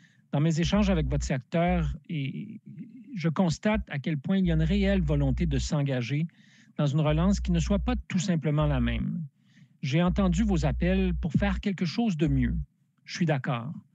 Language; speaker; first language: French; native; French